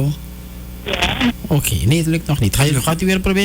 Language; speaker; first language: Dutch; native; Dutch